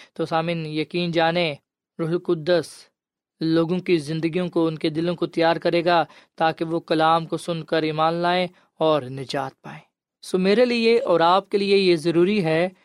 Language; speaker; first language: Urdu; non-native, local second language; Punjabi